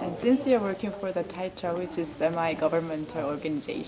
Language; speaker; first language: English; non-native, fluent; Korean